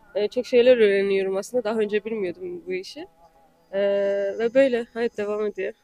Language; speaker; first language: Turkish; non-native, fluent; Persian